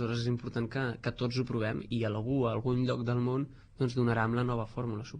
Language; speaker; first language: Catalan; native; Catalan